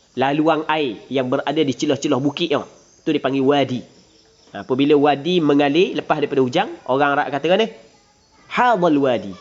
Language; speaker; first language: Malay; native; Malay